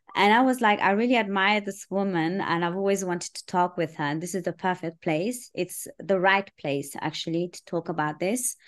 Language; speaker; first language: English; early bilingual, other home language; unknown